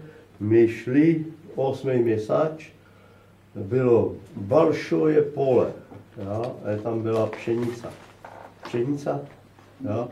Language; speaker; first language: Russian; non-native, learner; Slovak